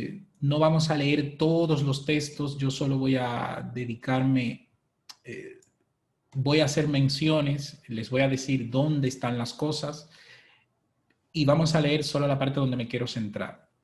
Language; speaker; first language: Spanish; native; Spanish